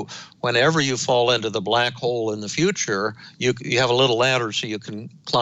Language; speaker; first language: English; native; English